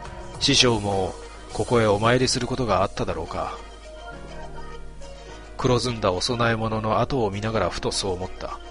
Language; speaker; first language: Japanese; native; Japanese